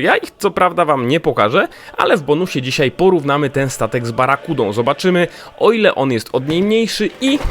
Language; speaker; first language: Polish; native; Polish